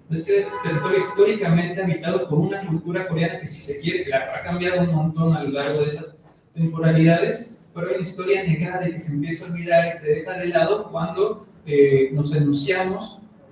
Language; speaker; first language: Spanish; native; Spanish